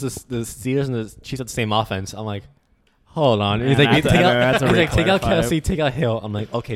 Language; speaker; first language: English; native; English